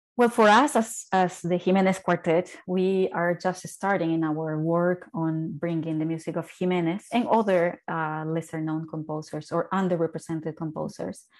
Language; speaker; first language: English; non-native, fluent; Spanish